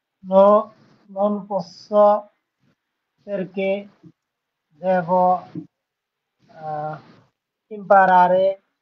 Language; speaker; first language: Italian; non-native, learner; Bangla